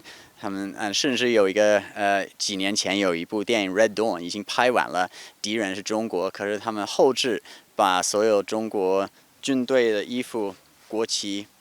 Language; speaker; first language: Chinese; non-native, fluent; English